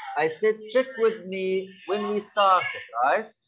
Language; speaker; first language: English; non-native, fluent; Arabic